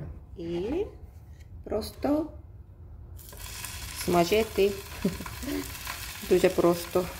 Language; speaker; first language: Ukrainian; non-native, learner; Korean